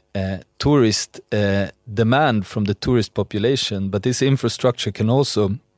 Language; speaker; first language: English; non-native, fluent; Swedish